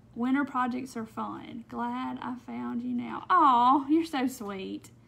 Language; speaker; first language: English; native; English